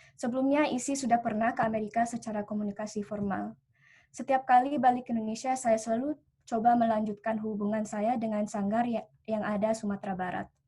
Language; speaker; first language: Indonesian; early bilingual, heritage; Indonesian